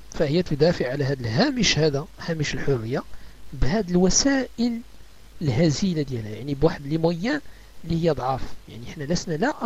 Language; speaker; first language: Arabic; native; Arabic